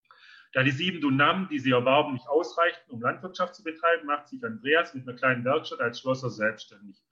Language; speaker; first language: German; native; German